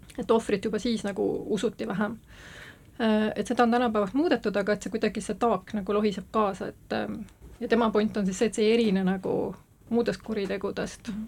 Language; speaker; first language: Estonian; native; Estonian